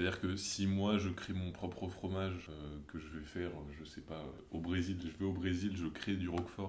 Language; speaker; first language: French; native; French